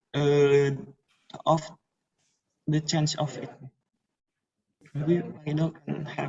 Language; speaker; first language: English; non-native, learner; Indonesian